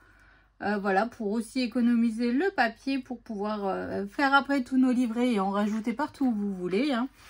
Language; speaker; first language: French; native; French